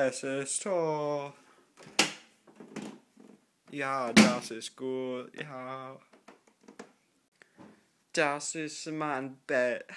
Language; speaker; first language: German; non-native, learner; English